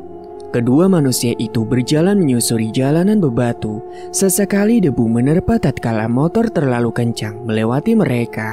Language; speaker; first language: Indonesian; native; Indonesian